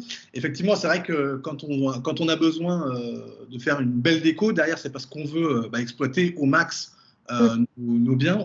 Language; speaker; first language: French; native; French